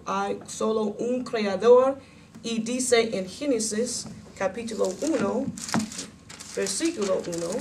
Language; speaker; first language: Spanish; non-native, learner; English